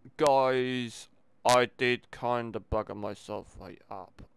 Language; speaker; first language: English; native; English